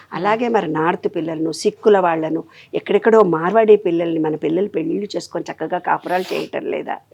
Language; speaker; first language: Telugu; native; Telugu